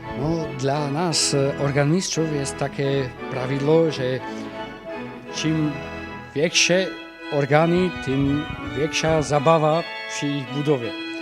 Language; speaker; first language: Polish; non-native, learner; Slovak